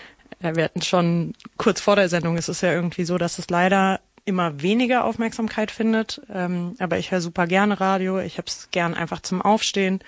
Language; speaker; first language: German; native; German